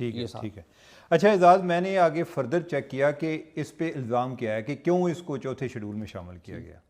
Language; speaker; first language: Urdu; non-native, local second language; Punjabi